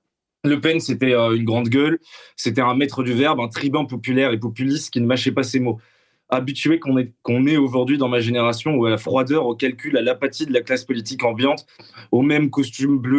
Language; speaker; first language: French; native; French